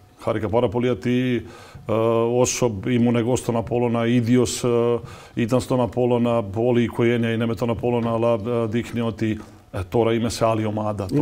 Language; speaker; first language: Greek; non-native, fluent; Serbian